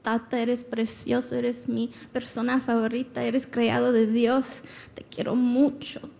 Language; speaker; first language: Spanish; early bilingual, other home language; English